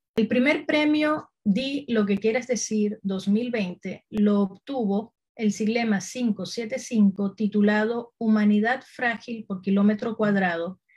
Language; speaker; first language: Spanish; native; Spanish